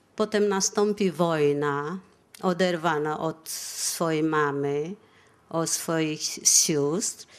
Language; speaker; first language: Polish; non-native, fluent; Vietnamese